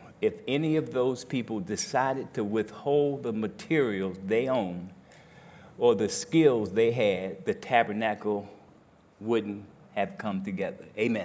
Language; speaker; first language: English; native; English